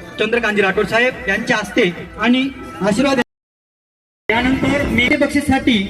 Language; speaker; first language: Marathi; native; Marathi